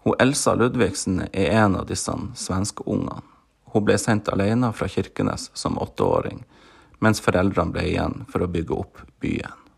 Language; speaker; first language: Norwegian; native; Norwegian